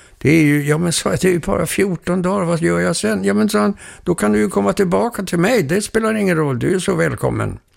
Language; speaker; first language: Swedish; native; Swedish